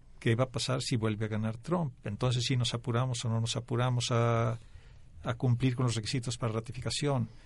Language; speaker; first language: Spanish; native; Spanish